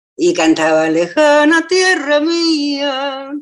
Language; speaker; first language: Spanish; native; Spanish